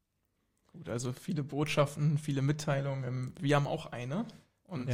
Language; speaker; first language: German; native; German